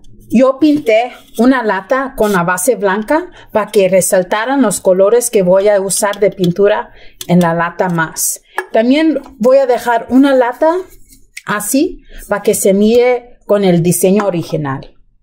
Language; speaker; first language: Spanish; early bilingual, heritage; Spanish